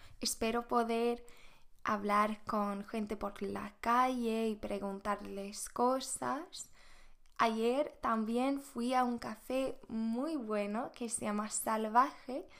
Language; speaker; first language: Spanish; non-native, fluent; Swedish